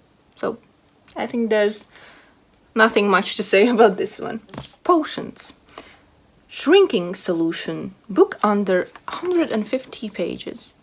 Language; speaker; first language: English; non-native, fluent; Latvian